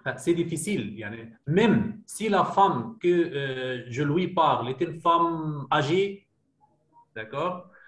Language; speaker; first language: French; non-native, learner; Arabic